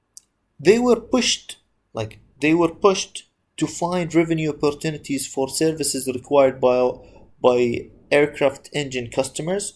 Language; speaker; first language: English; non-native, fluent; Arabic